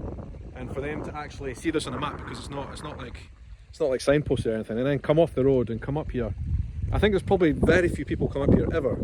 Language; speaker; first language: English; native; English